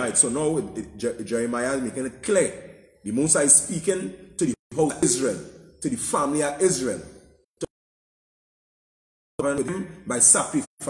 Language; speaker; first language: English; native; English